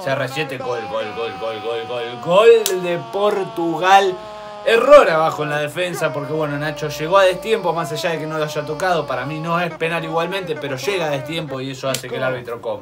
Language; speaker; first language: Spanish; native; Spanish